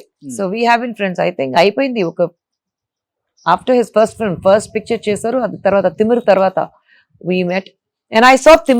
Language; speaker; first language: Telugu; non-native, fluent; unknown